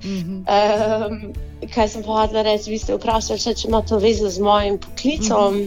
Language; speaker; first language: Slovenian; early bilingual, heritage; Slovenian